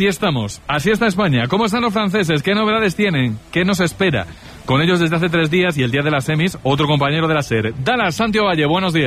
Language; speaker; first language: Spanish; native; Spanish